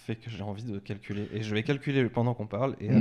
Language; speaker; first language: French; native; French